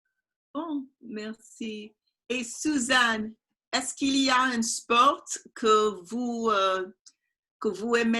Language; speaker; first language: French; non-native, learner; English